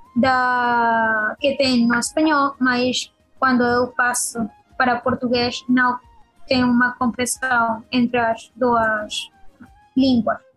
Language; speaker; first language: Portuguese; non-native, learner; Spanish